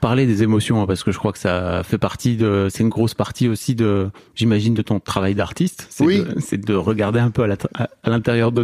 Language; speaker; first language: French; native; French